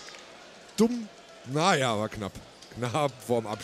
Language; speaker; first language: German; native; German